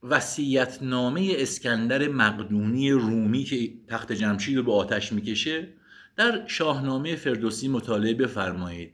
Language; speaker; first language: Persian; native; Persian